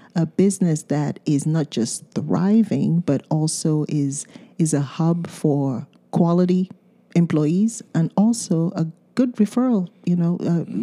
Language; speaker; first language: English; non-native, local second language; Yoruba